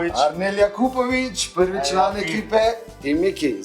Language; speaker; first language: Slovenian; native; Slovenian